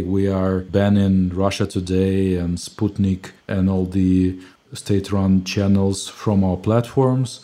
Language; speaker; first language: English; non-native, fluent; Ukrainian